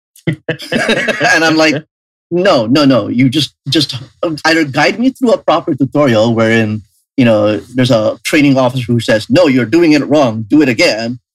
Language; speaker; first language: English; non-native, local second language; Filipino